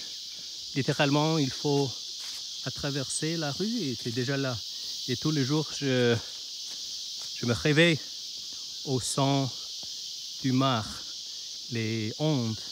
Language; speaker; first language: French; non-native, learner; Chinese